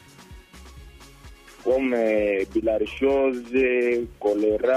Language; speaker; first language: French; non-native, learner; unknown